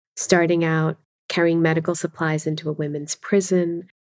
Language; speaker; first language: English; non-native, local second language; Urdu